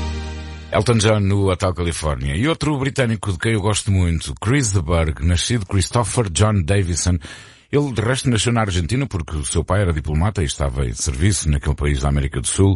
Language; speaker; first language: Portuguese; native; Portuguese